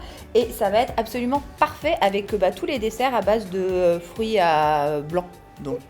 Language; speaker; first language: French; native; French